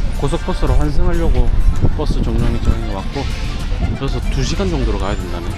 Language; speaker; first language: Korean; native; Korean